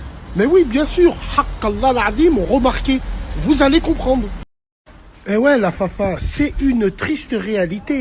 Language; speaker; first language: French; native; French